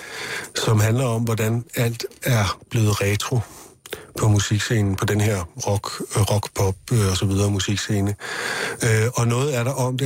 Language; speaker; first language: Danish; native; Danish